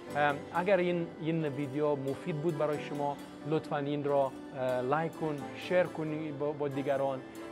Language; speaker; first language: Persian; non-native, fluent; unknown